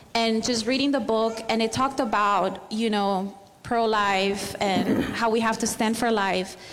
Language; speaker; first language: English; non-native, fluent; Spanish